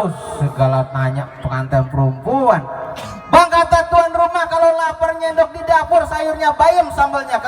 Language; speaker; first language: Indonesian; native; Indonesian